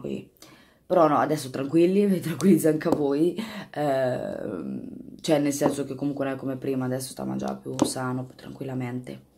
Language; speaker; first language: Italian; native; Italian